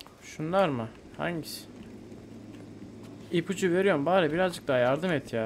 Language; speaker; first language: Turkish; native; Turkish